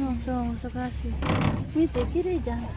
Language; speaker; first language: Japanese; non-native, learner; Filipino